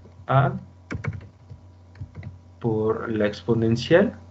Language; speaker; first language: Spanish; native; Spanish